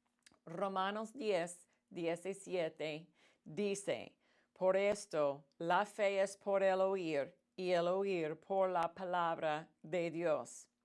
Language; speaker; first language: Spanish; non-native, fluent; English